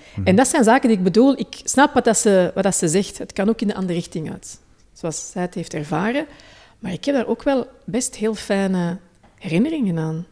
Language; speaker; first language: Dutch; early bilingual, other home language; Hindi